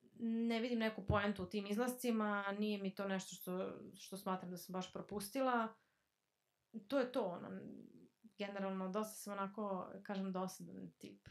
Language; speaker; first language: Croatian; early bilingual, heritage; Serbian